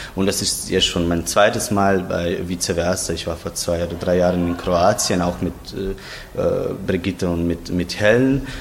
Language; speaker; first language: German; non-native, fluent; Croatian